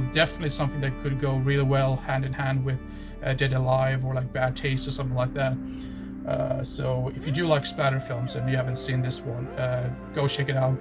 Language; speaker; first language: English; non-native, fluent; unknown